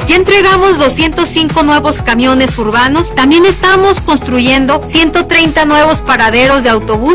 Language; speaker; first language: Spanish; native; Spanish